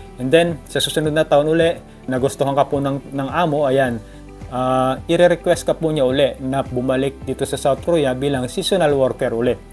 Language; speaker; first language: Filipino; native; Filipino